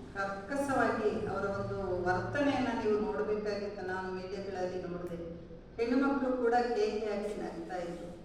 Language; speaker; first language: Kannada; non-native, local second language; Kodava